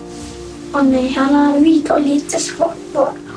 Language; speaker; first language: Swedish; early bilingual, other home language; Vietnamese